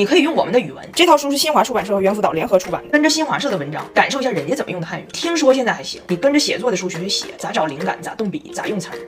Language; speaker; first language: Chinese; native; Chinese